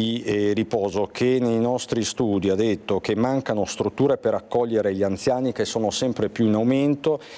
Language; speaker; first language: Italian; native; Italian